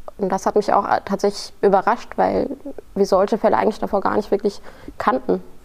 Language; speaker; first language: German; non-native, fluent; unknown